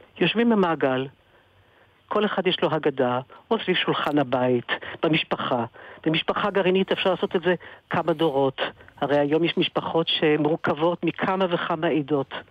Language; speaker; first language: Hebrew; native; Hebrew